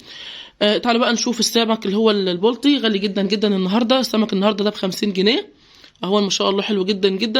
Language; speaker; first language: Arabic; native; Arabic